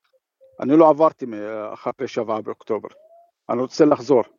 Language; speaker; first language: Hebrew; non-native, fluent; Arabic